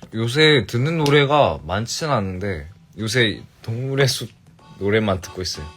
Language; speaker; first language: Korean; early bilingual, heritage; English